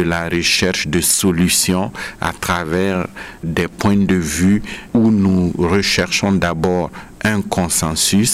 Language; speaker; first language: French; non-native, local second language; Mossi